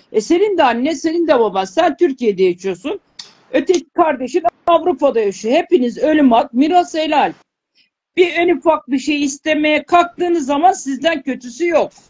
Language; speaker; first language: Turkish; native; Turkish